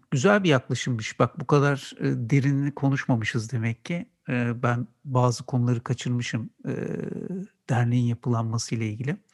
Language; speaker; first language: Turkish; native; Turkish